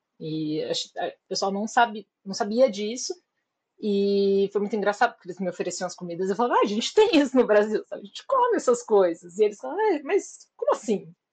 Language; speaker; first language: Portuguese; native; Portuguese